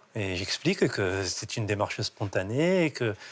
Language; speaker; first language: French; native; French